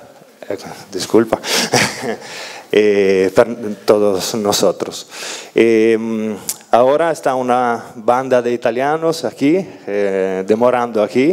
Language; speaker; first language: Spanish; non-native, learner; Italian